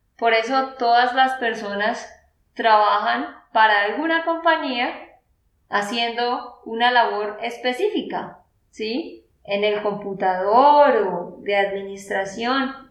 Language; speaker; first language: Spanish; native; Spanish